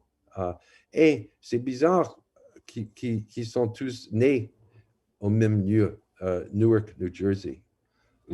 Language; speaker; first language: French; non-native, fluent; English